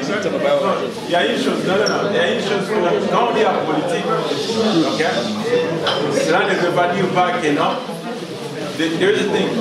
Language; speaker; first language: French; non-native, local second language; Lingala